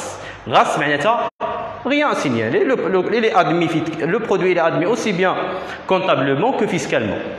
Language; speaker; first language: French; non-native, local second language; Arabic